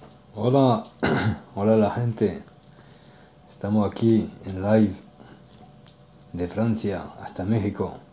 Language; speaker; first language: Spanish; non-native, learner; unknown